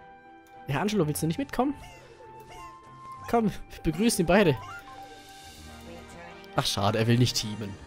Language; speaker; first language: German; native; German